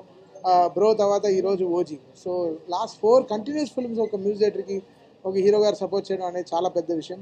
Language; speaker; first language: Telugu; native; Telugu